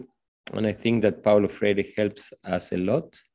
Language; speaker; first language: English; non-native, fluent; Spanish